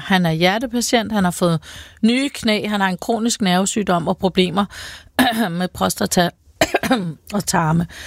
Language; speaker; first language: Danish; native; Danish